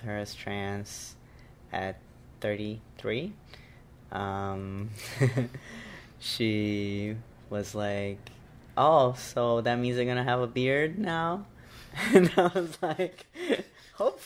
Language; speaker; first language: English; non-native, fluent; Portuguese